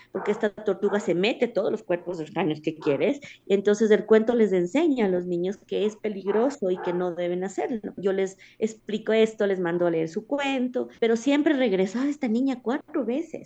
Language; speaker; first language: Spanish; native; Spanish